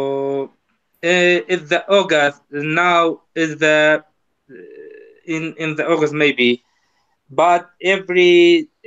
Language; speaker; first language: English; non-native, learner; Kurdish